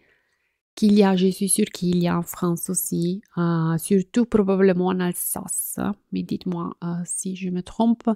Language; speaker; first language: French; non-native, fluent; Italian